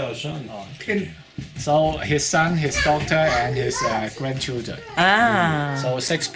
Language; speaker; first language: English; non-native, fluent; Chinese